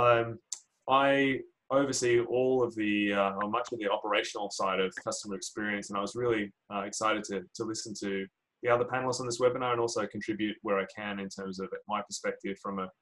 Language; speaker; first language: English; native; English